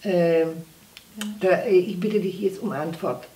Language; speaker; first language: German; non-native, learner; Polish